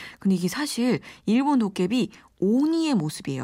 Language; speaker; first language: Korean; native; Korean